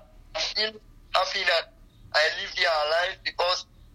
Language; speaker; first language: English; non-native, local second language; Krio